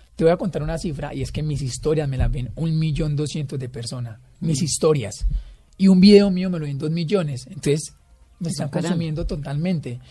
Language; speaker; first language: Spanish; native; Spanish